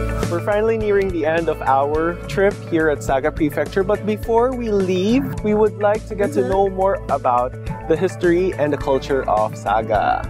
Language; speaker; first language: English; non-native, local second language; Filipino